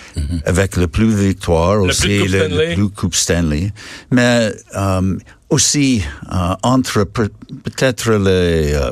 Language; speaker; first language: French; non-native, learner; English